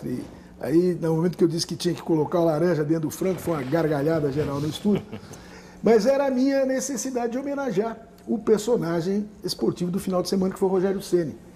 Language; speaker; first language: Portuguese; native; Portuguese